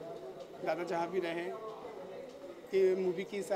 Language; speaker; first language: Hindi; non-native, local second language; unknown